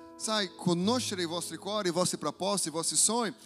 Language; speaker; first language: Italian; non-native, fluent; Portuguese